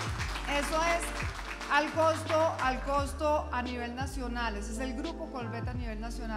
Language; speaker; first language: Spanish; native; Spanish